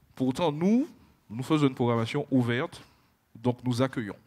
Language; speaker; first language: French; native; French